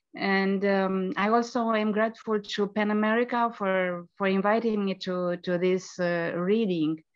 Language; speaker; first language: English; non-native, fluent; Romanian